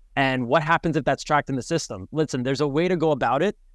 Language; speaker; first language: English; native; English